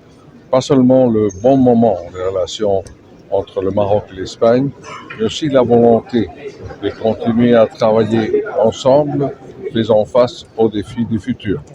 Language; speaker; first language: French; non-native, fluent; Spanish